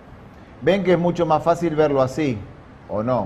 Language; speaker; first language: Spanish; native; Spanish